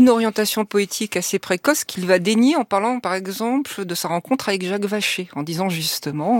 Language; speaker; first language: French; native; French